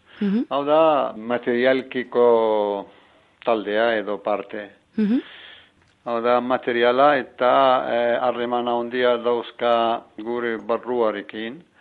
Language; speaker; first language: Basque; non-native, learner; Arabic